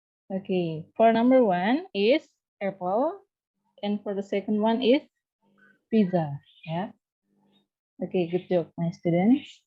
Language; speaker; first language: English; non-native, learner; Indonesian